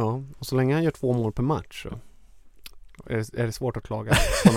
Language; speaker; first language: Swedish; native; Swedish